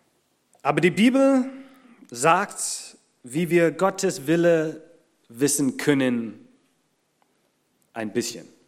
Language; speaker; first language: German; non-native, fluent; English